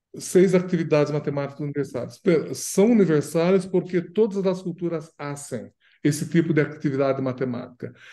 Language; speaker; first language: Portuguese; native; Portuguese